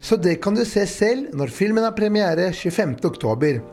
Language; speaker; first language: Norwegian; native; Norwegian